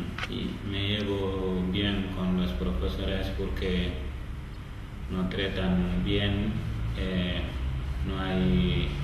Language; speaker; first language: Spanish; non-native, learner; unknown